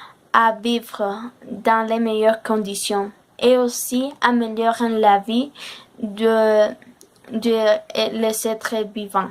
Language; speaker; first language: French; non-native, learner; Spanish